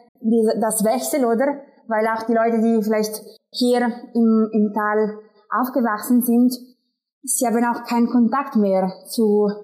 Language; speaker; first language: German; non-native, local second language; Italian